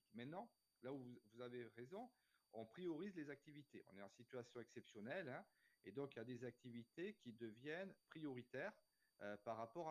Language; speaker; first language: French; native; French